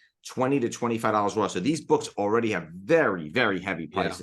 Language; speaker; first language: English; native; English